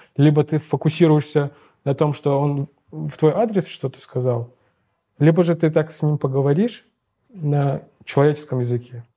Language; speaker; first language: Russian; non-native, local second language; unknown